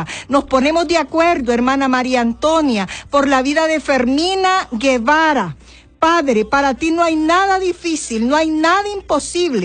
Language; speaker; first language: Spanish; native; Spanish